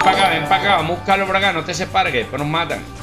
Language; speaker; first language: Spanish; native; Spanish